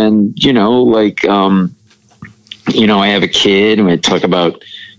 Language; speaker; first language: English; native; English